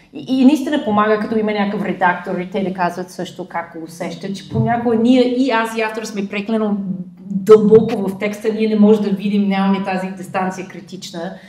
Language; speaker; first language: Bulgarian; non-native, fluent; English